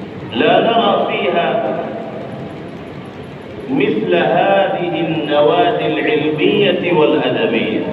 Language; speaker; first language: Arabic; non-native, fluent; Urdu